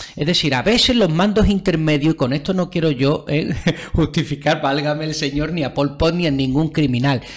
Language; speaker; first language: Spanish; native; Spanish